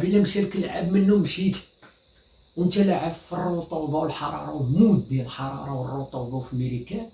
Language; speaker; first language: Arabic; native; Arabic